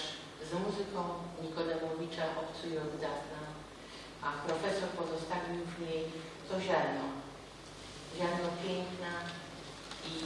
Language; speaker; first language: Polish; native; Polish